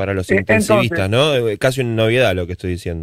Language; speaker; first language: Spanish; native; Spanish